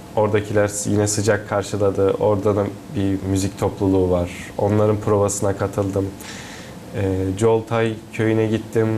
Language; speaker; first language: Turkish; native; Turkish